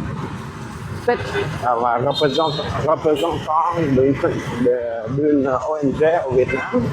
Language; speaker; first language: French; non-native, fluent; Vietnamese